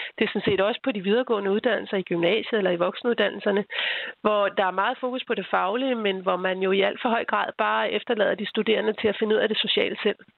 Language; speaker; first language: Danish; native; Danish